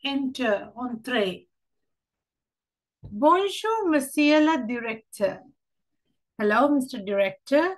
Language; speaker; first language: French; non-native, fluent; Sinhala